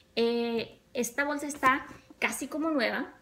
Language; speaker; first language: Spanish; early bilingual, other home language; English